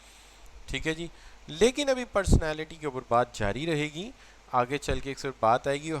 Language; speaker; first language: Urdu; native; Urdu